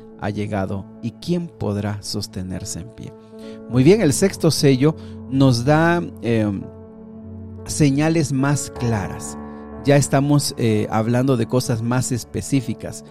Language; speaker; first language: Spanish; native; Spanish